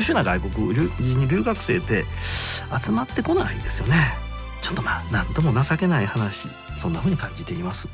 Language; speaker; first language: Japanese; native; Japanese